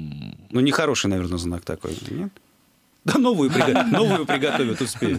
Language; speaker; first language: Russian; native; Russian